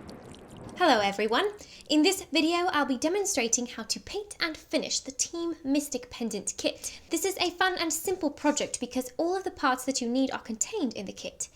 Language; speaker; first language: English; native; English